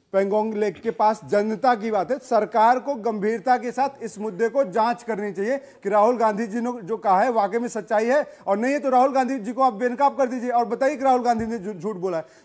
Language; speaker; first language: Hindi; native; Hindi